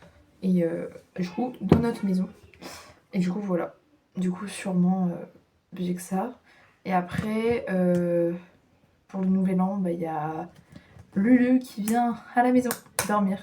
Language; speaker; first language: French; native; French